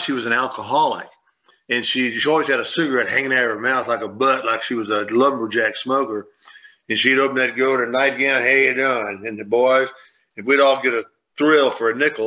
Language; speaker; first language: English; native; English